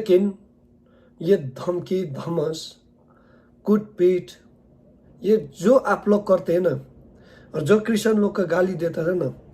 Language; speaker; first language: Hindi; non-native, learner; Nepali